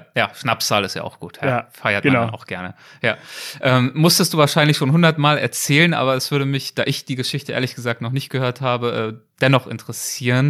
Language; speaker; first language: German; native; German